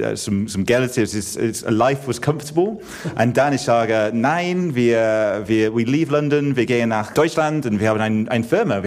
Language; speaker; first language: German; non-native, learner; English